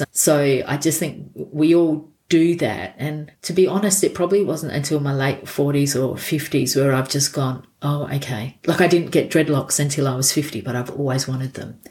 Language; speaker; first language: English; native; English